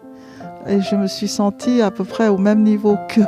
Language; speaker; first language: French; non-native, fluent; Vietnamese